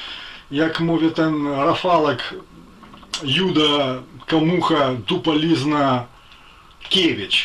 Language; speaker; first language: Polish; non-native, fluent; Ukrainian